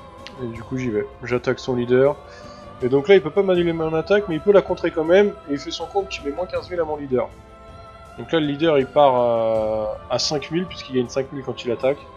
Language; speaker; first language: French; native; French